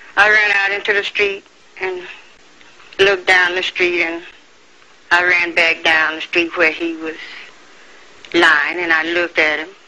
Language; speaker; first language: English; native; English